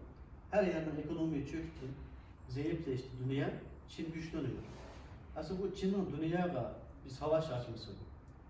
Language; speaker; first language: Turkish; non-native, learner; Uyghur